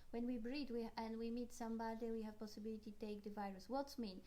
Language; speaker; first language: English; non-native, learner; Polish